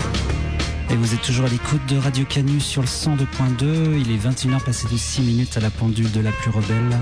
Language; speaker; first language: French; native; French